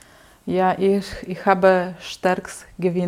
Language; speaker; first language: German; non-native, learner; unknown